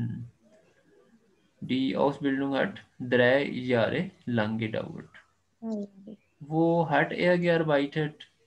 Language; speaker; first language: German; non-native, fluent; Urdu